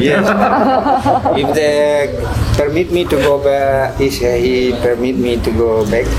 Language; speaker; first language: English; non-native, learner; Indonesian